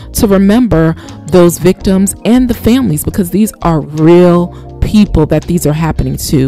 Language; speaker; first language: English; native; English